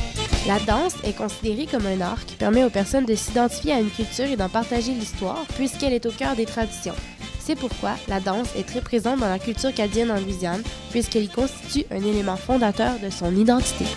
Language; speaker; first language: French; native; French